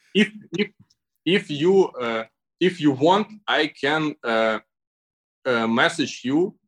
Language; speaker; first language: English; non-native, learner; Ukrainian